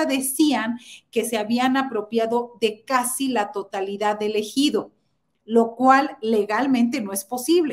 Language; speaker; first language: Spanish; native; Spanish